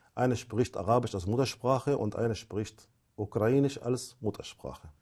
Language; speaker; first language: German; non-native, fluent; Arabic